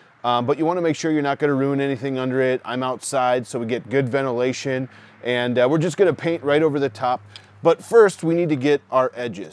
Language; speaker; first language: English; native; English